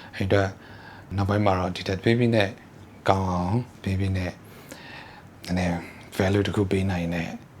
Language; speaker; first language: Burmese; early bilingual, heritage; Burmese